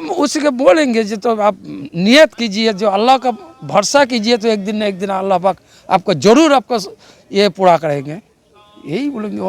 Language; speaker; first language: Hindi; non-native, local second language; Bangla